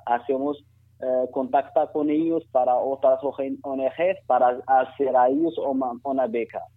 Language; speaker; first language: Spanish; non-native, learner; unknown